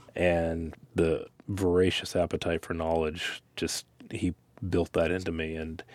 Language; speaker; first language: English; native; English